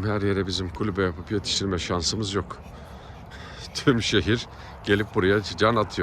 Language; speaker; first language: Turkish; native; Turkish